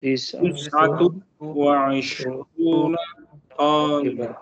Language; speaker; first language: Arabic; non-native, learner; Indonesian